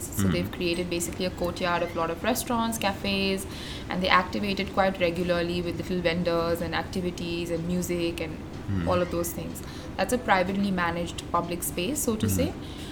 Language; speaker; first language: English; non-native, local second language; Hindi